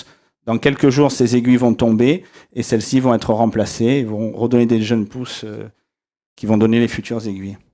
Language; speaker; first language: French; native; French